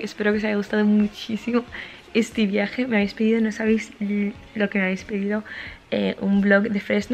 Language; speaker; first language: Spanish; native; Spanish